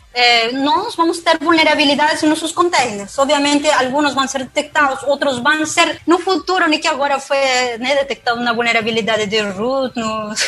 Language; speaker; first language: Portuguese; non-native, fluent; Spanish